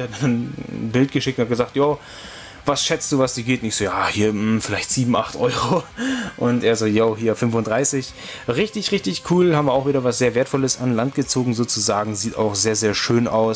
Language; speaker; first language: German; native; German